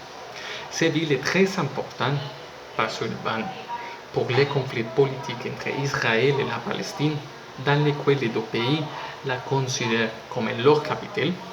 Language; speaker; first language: French; non-native, learner; Spanish